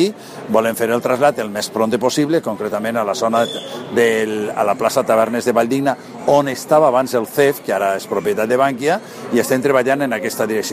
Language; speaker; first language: Catalan; native; Catalan